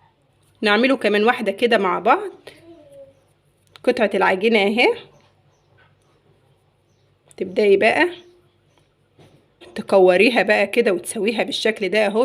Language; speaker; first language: Arabic; native; Arabic